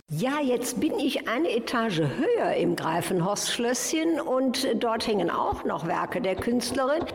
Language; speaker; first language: German; native; German